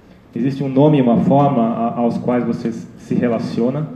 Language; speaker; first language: Portuguese; native; Portuguese